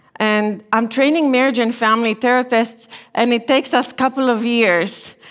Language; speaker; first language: English; non-native, fluent; Romanian